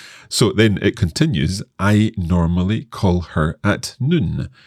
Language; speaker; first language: English; native; English